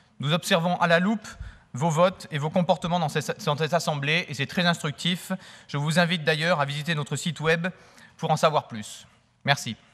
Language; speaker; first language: French; native; French